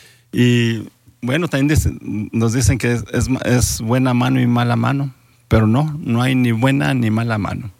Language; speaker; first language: Spanish; native; Spanish